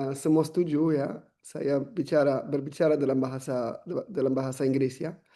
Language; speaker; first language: Indonesian; non-native, learner; French